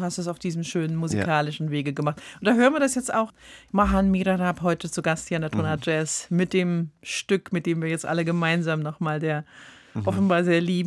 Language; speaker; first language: German; native; German